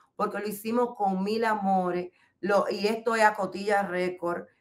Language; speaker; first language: Spanish; native; Spanish